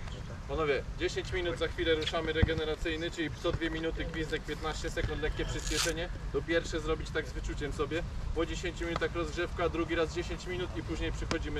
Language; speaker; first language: Polish; native; Polish